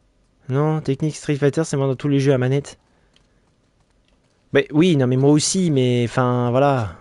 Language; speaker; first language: French; native; French